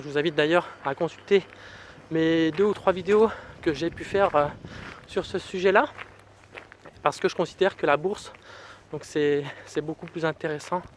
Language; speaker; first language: French; native; French